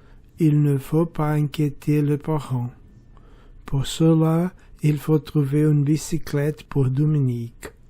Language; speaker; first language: French; non-native, learner; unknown